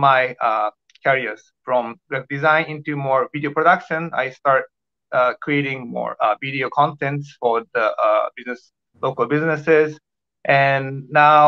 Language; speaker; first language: English; non-native, fluent; Japanese